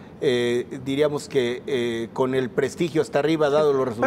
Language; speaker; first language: Spanish; native; Spanish